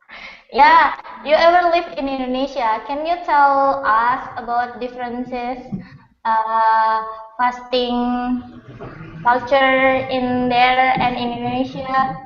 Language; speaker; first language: English; non-native, learner; Indonesian